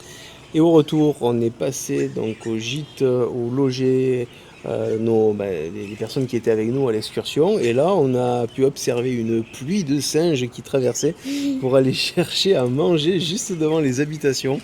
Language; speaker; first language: French; native; French